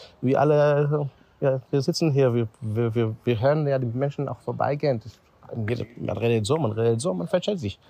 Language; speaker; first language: German; non-native, fluent; Hebrew